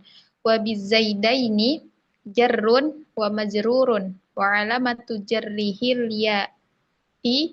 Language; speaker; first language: Arabic; non-native, learner; Indonesian